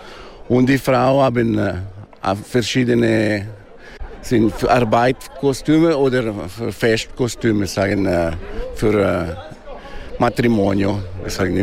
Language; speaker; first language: German; non-native, local second language; Italian